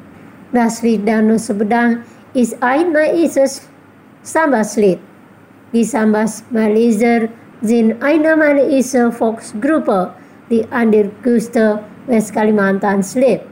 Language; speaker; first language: German; non-native, learner; Indonesian